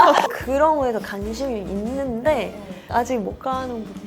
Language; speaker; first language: Korean; non-native, fluent; Japanese